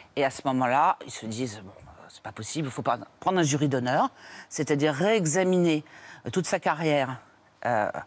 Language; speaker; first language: French; native; French